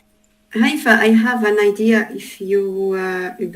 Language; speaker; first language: English; non-native, learner; Arabic